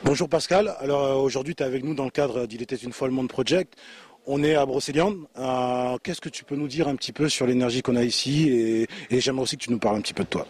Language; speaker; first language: French; native; French